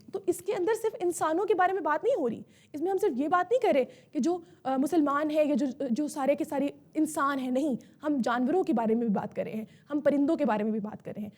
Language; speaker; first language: Urdu; native; Urdu